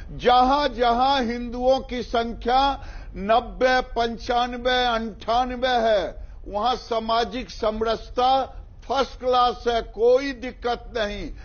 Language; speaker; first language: Hindi; native; Hindi